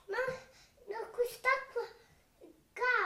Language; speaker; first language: Italian; early bilingual, heritage; Italian